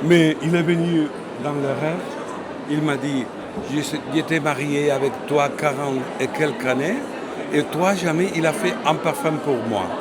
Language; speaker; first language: French; non-native, fluent; Spanish